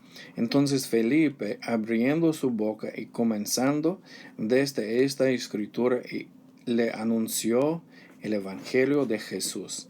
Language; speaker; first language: Spanish; non-native, learner; English